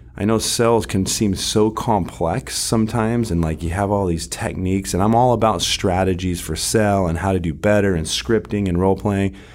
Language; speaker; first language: English; native; English